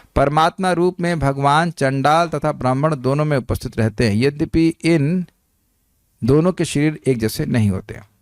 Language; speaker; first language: Hindi; native; Hindi